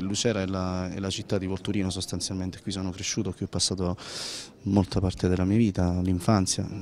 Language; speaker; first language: Italian; native; Italian